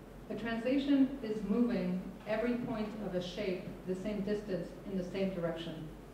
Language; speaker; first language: English; non-native, fluent; Spanish